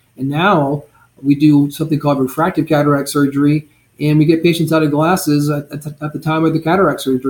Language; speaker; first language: English; native; English